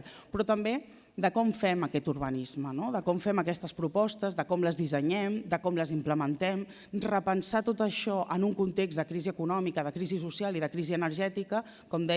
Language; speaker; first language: Catalan; native; Catalan